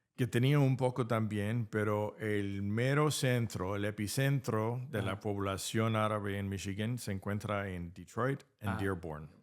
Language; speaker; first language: Spanish; non-native, fluent; English